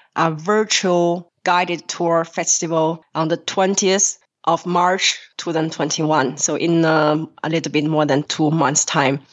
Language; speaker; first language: English; non-native, fluent; Chinese